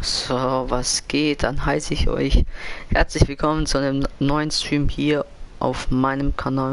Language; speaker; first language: German; native; German